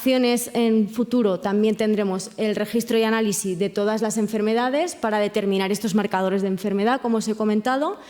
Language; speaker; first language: Spanish; native; Spanish